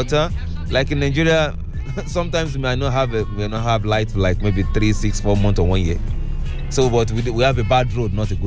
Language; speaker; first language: English; non-native, local second language; Yoruba